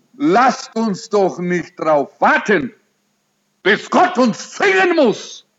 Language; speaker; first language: German; early bilingual, heritage; German